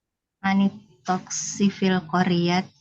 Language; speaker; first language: Arabic; non-native, learner; Indonesian